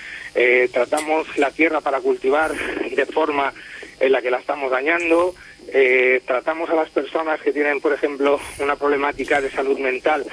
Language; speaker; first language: Spanish; native; Spanish